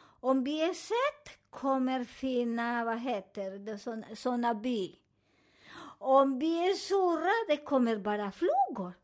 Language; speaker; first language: Swedish; non-native, fluent; Spanish